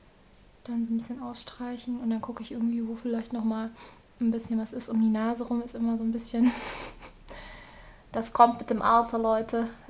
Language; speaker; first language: German; native; German